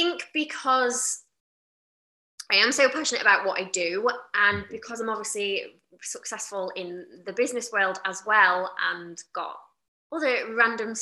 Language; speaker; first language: English; native; English